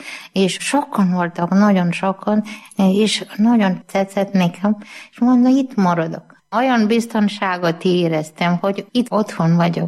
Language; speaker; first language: Hungarian; non-native, learner; Malayalam